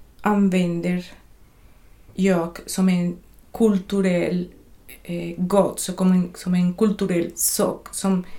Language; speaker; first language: Swedish; non-native, fluent; Spanish